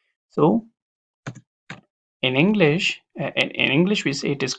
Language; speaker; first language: English; non-native, fluent; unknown